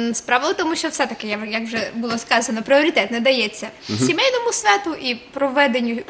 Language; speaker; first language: Ukrainian; native; Ukrainian